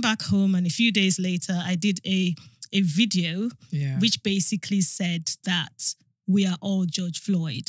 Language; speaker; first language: English; non-native, local second language; Yoruba